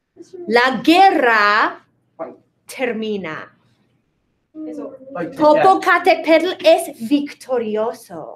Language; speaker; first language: Spanish; non-native, fluent; English